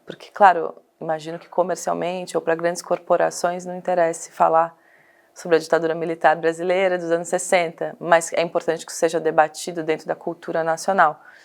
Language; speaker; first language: Portuguese; native; Portuguese